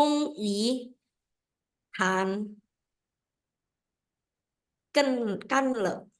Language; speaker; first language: Chinese; non-native, learner; Indonesian